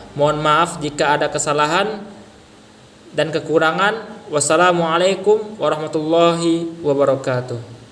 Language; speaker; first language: Indonesian; non-native, local second language; Minangkabau